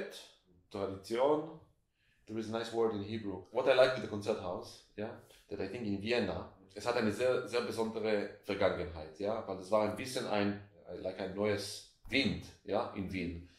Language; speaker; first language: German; non-native, fluent; Hebrew